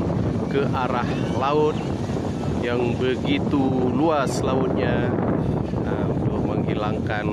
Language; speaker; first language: Indonesian; non-native, local second language; Achinese